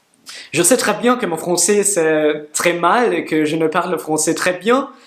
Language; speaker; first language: French; non-native, learner; Portuguese